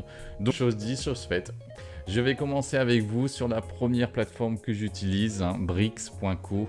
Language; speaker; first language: French; native; French